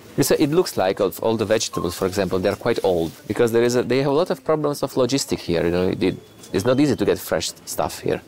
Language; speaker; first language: English; non-native, fluent; Italian